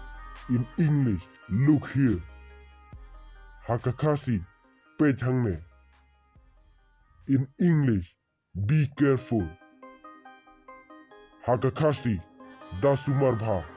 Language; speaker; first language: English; non-native, local second language; Khasi